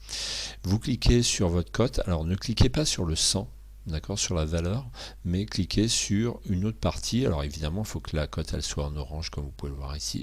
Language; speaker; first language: French; native; French